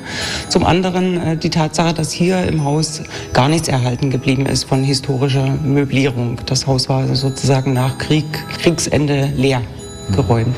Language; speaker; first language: German; native; German